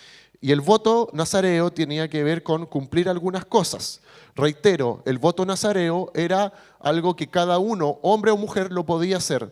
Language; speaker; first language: Spanish; native; Spanish